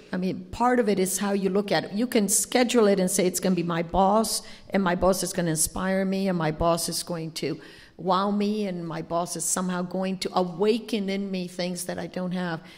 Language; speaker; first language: English; non-native, fluent; Spanish